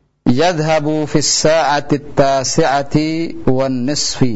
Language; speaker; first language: Arabic; non-native, fluent; Indonesian